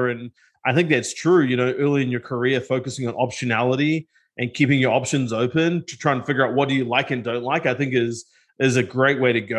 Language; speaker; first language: English; native; English